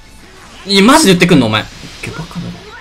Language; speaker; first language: Japanese; native; Japanese